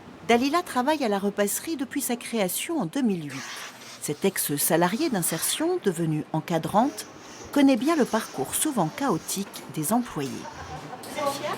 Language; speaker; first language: French; native; French